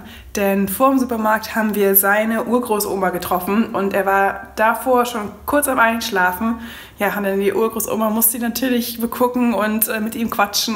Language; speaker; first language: German; native; German